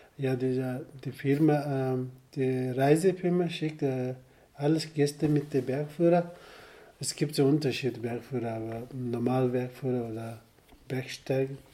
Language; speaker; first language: German; non-native, learner; Sherpa